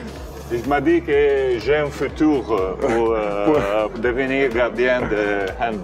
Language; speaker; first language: French; non-native, learner; Italian